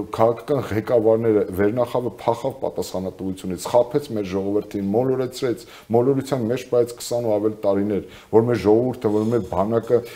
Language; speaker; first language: Armenian; native; Armenian